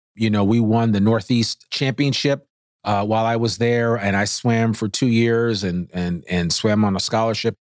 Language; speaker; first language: English; native; English